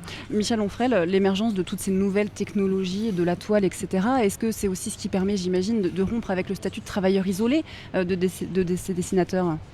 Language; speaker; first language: French; native; French